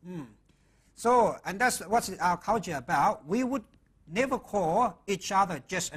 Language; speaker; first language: English; non-native, fluent; Thai